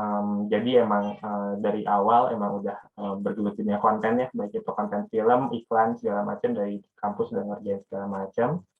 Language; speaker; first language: Indonesian; native; Indonesian